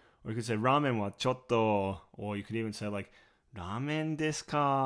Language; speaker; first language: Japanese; non-native, fluent; English